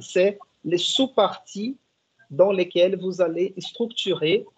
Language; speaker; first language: French; non-native, fluent; Portuguese